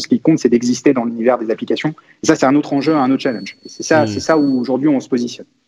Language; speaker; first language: French; native; French